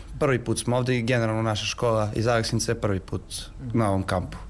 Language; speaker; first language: Serbian; native; Serbian